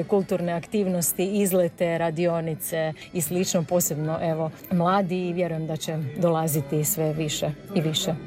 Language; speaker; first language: Serbian; native; Serbian